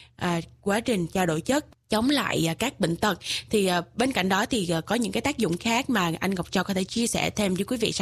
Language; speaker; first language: Vietnamese; native; Vietnamese